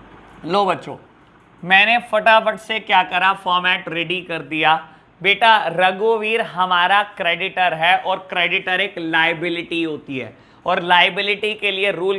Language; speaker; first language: Hindi; native; Hindi